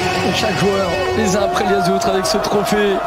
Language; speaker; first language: French; native; French